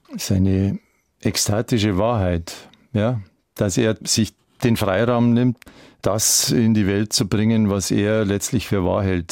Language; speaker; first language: German; native; German